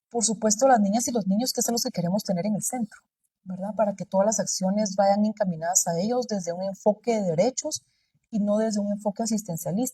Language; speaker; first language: Spanish; native; Spanish